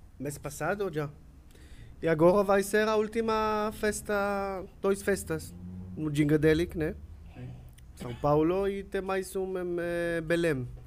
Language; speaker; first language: Portuguese; non-native, learner; Hebrew